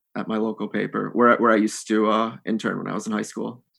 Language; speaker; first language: English; native; English